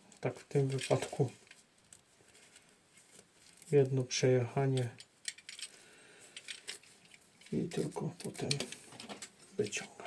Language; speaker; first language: Polish; native; Polish